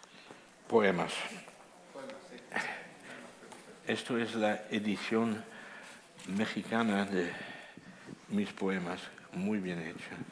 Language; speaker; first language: Spanish; non-native, fluent; Dutch